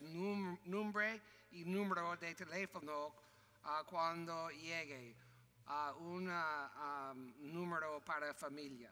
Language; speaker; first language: Spanish; non-native, learner; English